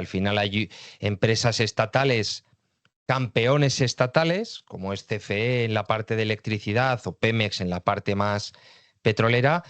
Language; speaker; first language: Spanish; native; Spanish